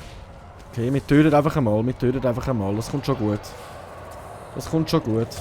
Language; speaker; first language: German; native; German